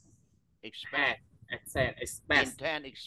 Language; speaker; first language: English; non-native, fluent; Vietnamese